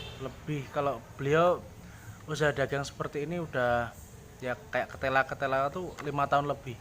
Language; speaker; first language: Indonesian; native; Indonesian